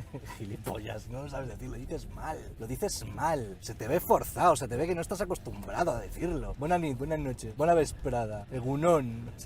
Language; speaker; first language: Spanish; native; Spanish